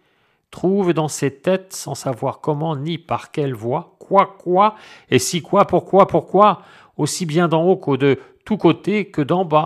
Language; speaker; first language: French; native; French